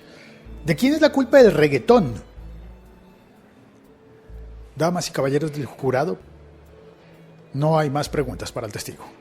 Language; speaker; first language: Spanish; native; Spanish